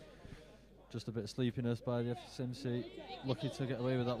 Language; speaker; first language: English; native; English